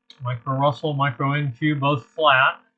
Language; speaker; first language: English; native; English